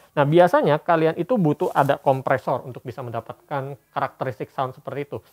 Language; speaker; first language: Indonesian; native; Indonesian